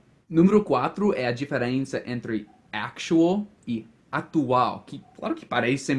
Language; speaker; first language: Portuguese; non-native, fluent; English